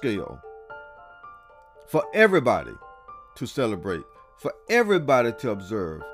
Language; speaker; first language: English; native; English